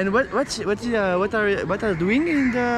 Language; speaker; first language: English; non-native, learner; Portuguese